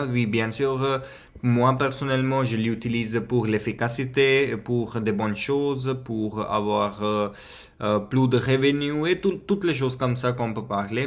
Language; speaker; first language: French; non-native, fluent; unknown